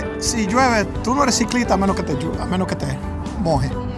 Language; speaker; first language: Spanish; early bilingual, other home language; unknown